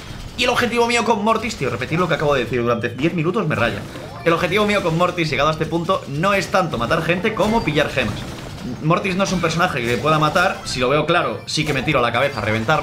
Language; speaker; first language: Spanish; native; Spanish